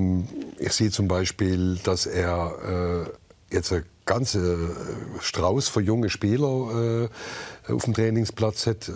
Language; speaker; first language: German; native; German